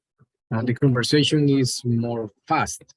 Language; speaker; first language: English; non-native, learner; Spanish